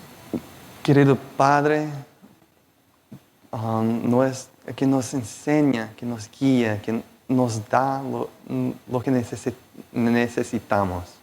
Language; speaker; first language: Spanish; non-native, fluent; Portuguese